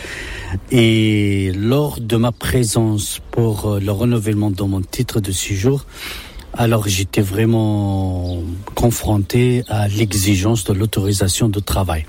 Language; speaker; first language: French; non-native, local second language; Arabic